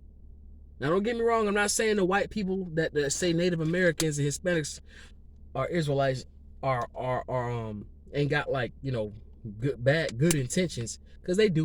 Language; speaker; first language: English; native; English